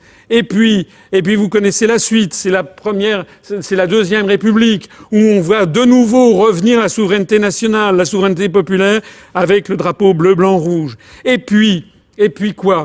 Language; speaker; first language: French; native; French